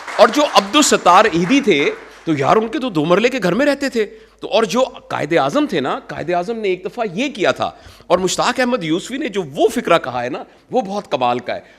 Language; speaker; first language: Urdu; non-native, local second language; Punjabi